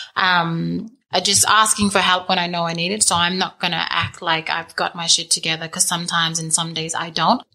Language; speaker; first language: English; native; English